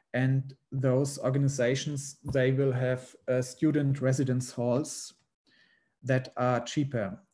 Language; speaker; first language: English; non-native, fluent; German